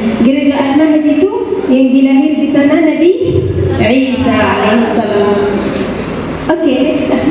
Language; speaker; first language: Indonesian; non-native, learner; Arabic